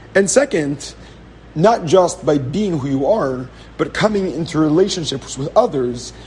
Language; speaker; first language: English; native; English